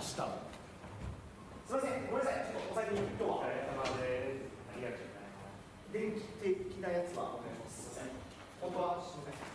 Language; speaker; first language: Japanese; native; Japanese